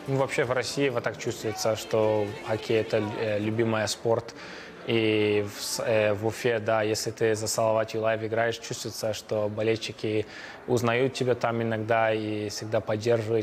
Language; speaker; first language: Russian; early bilingual, heritage; Russian